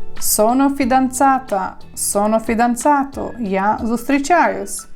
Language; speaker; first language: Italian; non-native, fluent; Ukrainian